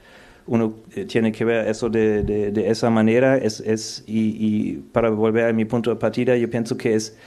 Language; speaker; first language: Spanish; non-native, fluent; German